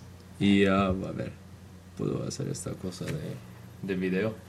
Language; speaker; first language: Spanish; early bilingual, heritage; Spanish